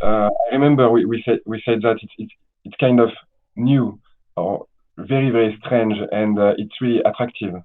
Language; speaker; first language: English; non-native, learner; French